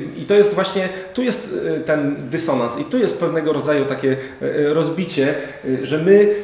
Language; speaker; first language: Polish; native; Polish